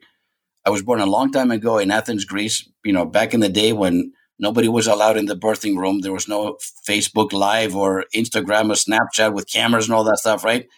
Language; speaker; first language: English; non-native, fluent; Greek